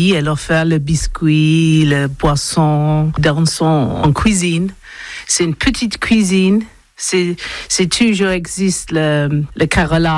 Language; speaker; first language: French; non-native, learner; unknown